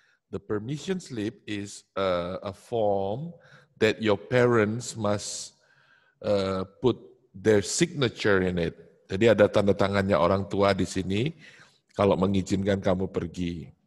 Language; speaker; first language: English; non-native, fluent; Indonesian